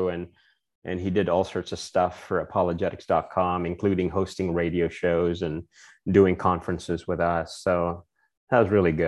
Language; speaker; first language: English; non-native, local second language; Filipino